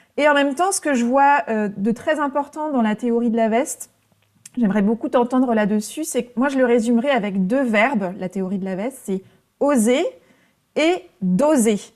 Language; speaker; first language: French; native; French